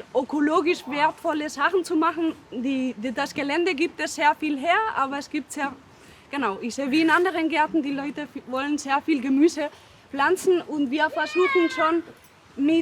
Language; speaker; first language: German; non-native, fluent; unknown